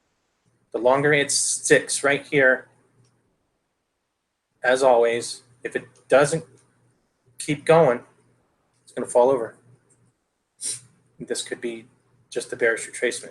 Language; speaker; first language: English; native; English